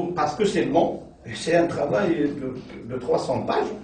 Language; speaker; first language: French; non-native, local second language; Arabic